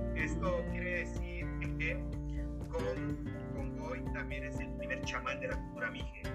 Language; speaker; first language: Spanish; native; Spanish